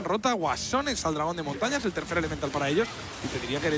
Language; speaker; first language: Spanish; native; Spanish